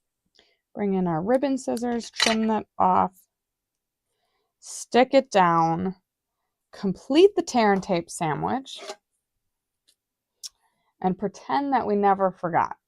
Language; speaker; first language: English; native; English